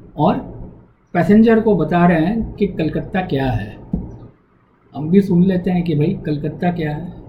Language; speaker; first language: Hindi; non-native, local second language; Tamil